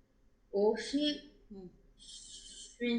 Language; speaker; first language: Chinese; non-native, fluent; Tamil